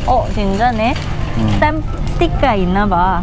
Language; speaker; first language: Korean; non-native, learner; Thai